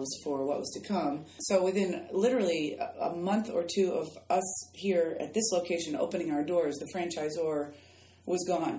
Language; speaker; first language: English; native; English